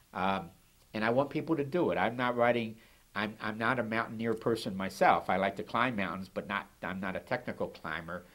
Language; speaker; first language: English; native; English